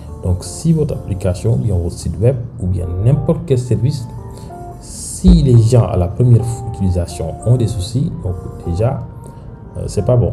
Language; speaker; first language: French; non-native, local second language; Wolof